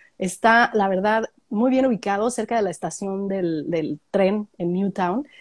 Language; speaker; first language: Spanish; native; Spanish